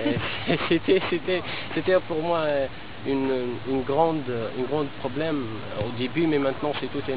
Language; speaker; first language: French; non-native, local second language; Arabic